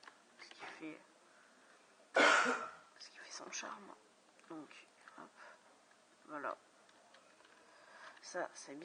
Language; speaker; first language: French; native; French